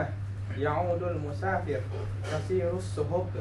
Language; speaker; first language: Arabic; non-native, learner; Indonesian